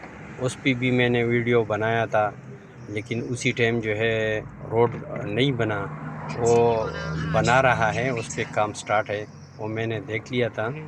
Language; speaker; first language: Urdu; non-native, local second language; Pashto